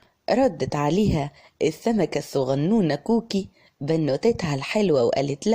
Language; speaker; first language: Arabic; native; Arabic